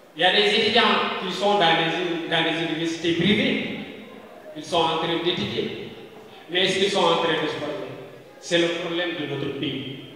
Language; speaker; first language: French; non-native, local second language; Fula